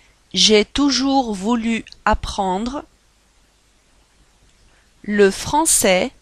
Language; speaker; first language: French; non-native, learner; Chinese